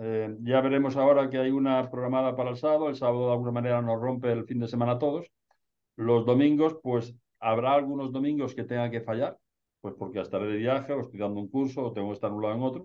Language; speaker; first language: Spanish; native; Spanish